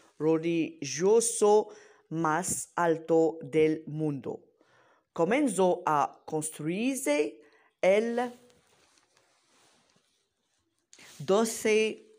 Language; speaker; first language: Spanish; non-native, learner; Arabic